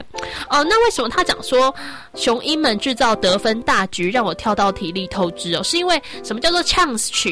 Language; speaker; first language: Chinese; native; Chinese